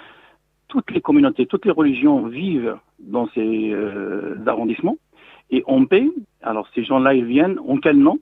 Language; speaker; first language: French; non-native, local second language; Arabic